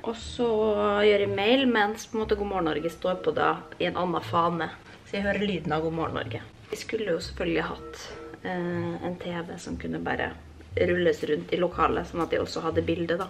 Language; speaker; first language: Norwegian; native; Norwegian